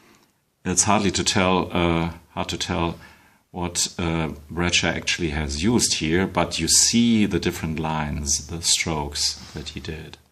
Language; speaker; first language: English; non-native, fluent; German